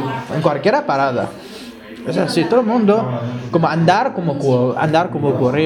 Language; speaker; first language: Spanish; non-native, learner; Chinese